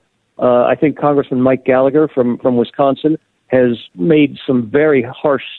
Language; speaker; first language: English; native; English